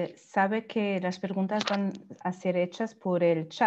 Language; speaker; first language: Spanish; non-native, fluent; Portuguese